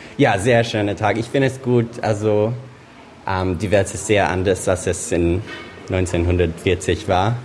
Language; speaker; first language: German; non-native, fluent; English